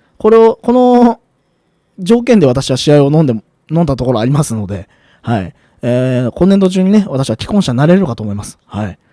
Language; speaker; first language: Japanese; native; Japanese